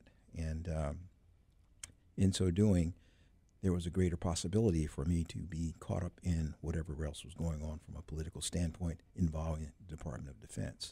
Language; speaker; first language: English; native; English